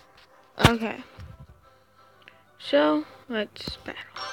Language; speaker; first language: English; native; English